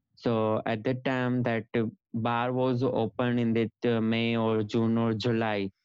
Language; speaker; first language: English; non-native, local second language; Gujarati